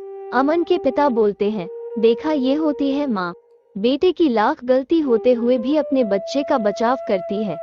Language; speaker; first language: Hindi; native; Hindi